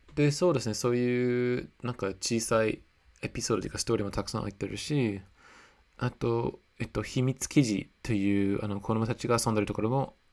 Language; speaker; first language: Japanese; non-native, fluent; English